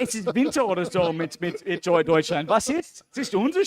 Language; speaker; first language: German; non-native, learner; English